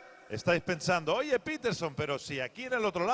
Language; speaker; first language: Spanish; native; Spanish